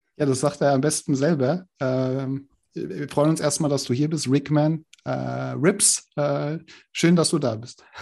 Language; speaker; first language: German; native; German